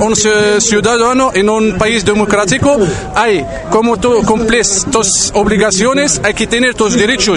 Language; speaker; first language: Spanish; non-native, learner; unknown